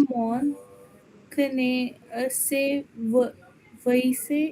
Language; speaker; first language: French; non-native, learner; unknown